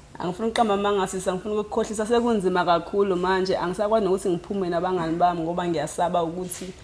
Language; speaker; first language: Zulu; non-native, local second language; Xhosa